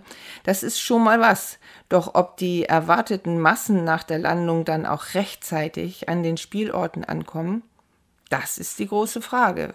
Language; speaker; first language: German; native; German